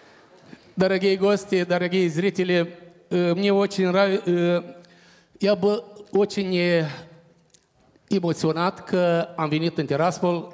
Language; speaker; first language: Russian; non-native, local second language; Romanian